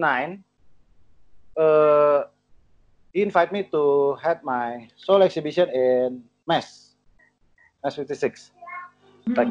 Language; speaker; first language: English; non-native, learner; Indonesian